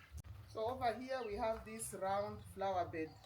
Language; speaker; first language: English; non-native, local second language; Swahili